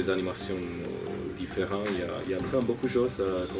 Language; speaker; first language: French; non-native, fluent; Czech